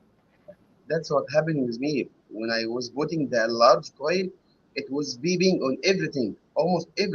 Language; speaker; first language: English; non-native, learner; Arabic